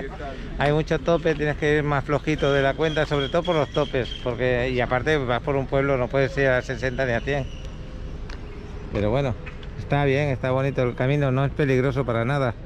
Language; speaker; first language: Spanish; native; Spanish